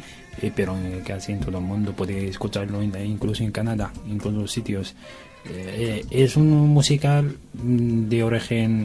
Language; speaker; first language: Spanish; non-native, learner; Arabic